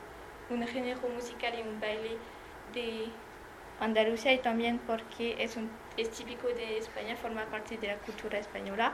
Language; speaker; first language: Spanish; non-native, learner; French